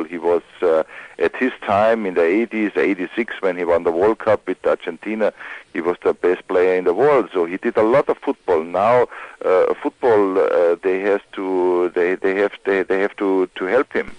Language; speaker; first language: English; non-native, fluent; German